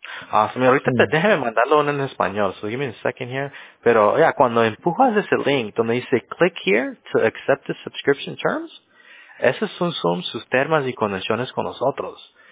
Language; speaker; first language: Spanish; native; Spanish